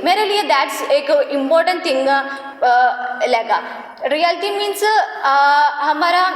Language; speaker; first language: Hindi; non-native, local second language; Malayalam